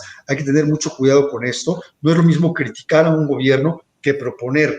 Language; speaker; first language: Spanish; native; Spanish